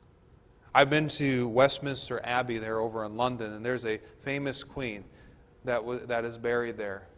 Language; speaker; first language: English; native; English